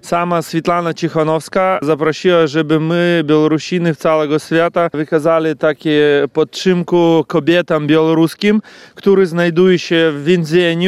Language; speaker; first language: Polish; non-native, learner; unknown